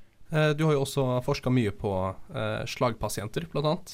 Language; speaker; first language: Norwegian; native; Norwegian